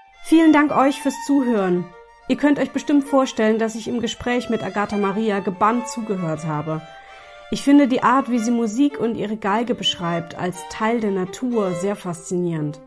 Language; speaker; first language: German; native; German